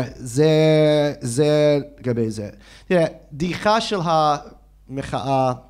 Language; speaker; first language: Hebrew; non-native, fluent; English